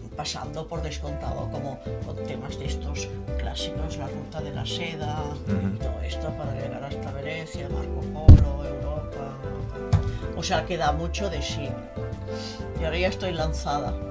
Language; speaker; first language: Spanish; native; Spanish